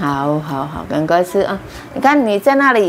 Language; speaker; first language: Chinese; non-native, fluent; Indonesian